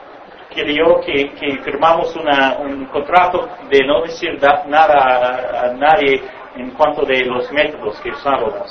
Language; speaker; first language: Spanish; non-native, fluent; English